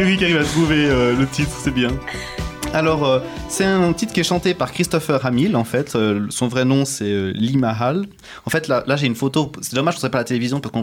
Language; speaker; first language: French; native; French